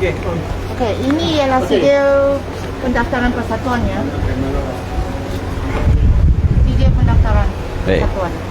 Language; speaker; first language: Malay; non-native, local second language; Cantonese